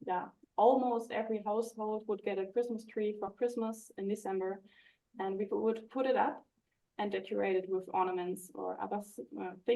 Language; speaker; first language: English; non-native, fluent; German